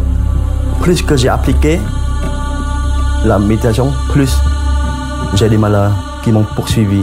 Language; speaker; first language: French; non-native, fluent; Khmer